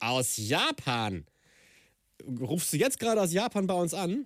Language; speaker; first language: German; native; German